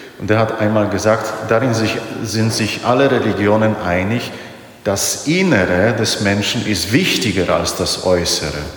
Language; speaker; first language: German; non-native, fluent; Polish